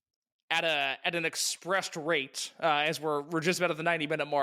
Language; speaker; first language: English; native; English